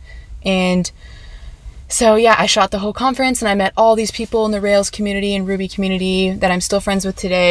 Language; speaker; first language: English; native; English